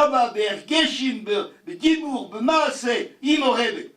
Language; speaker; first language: Hebrew; non-native, fluent; Yiddish